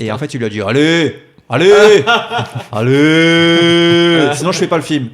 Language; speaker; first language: French; native; French